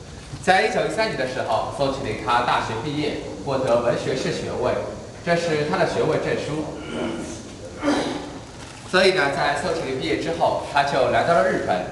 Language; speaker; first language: Chinese; native; Chinese